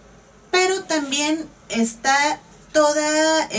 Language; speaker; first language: Spanish; native; Spanish